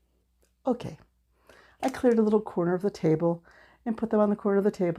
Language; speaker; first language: English; native; English